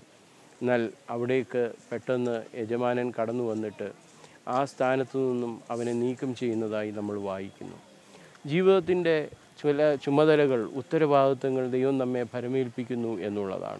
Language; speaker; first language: Malayalam; native; Malayalam